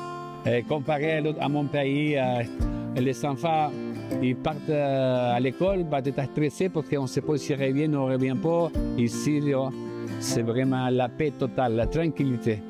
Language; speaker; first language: French; non-native, fluent; Spanish